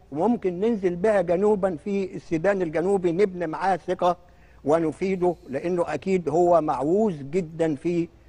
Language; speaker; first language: Arabic; native; Arabic